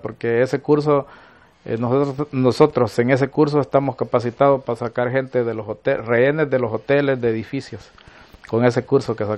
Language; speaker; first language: Spanish; native; Spanish